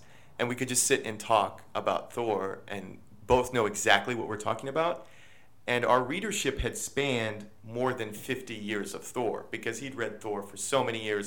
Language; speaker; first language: English; native; English